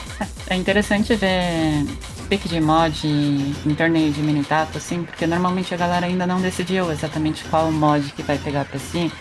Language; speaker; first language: Portuguese; native; Portuguese